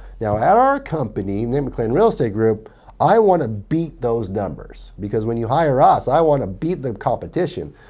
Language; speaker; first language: English; native; English